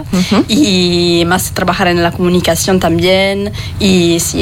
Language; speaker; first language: Spanish; non-native, fluent; French